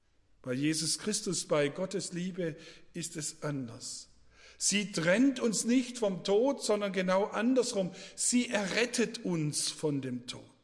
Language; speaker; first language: German; native; German